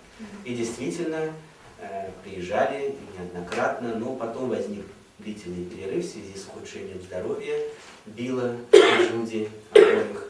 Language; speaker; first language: Russian; native; Russian